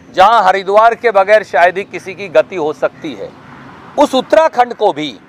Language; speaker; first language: Hindi; native; Hindi